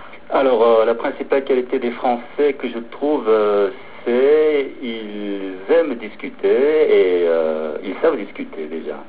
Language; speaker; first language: French; non-native, fluent; Korean